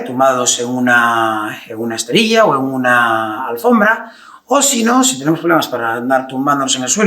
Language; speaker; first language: Spanish; native; Spanish